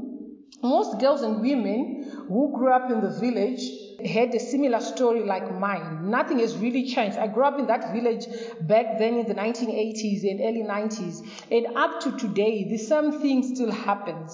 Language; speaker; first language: English; non-native, local second language; Shona